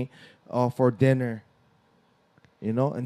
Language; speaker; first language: English; native; English